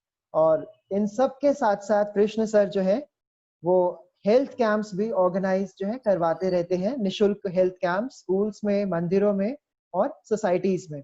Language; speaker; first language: Hindi; native; Hindi